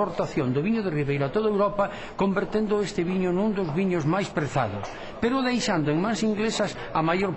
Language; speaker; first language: Galician; native; Galician